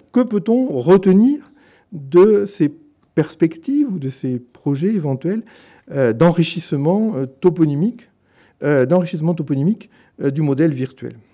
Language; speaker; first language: French; native; French